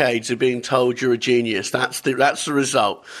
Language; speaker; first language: English; native; English